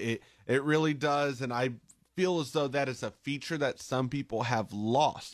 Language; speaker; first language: English; native; English